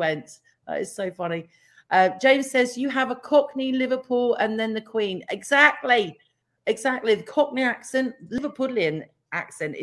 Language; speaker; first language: English; native; English